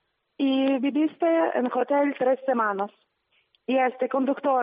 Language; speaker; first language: Spanish; non-native, learner; Ukrainian